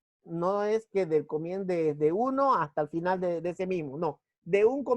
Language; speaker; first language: Spanish; native; Spanish